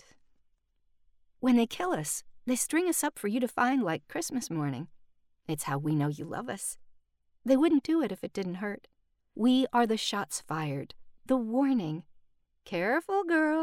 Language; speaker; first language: English; early bilingual, other home language; Spanish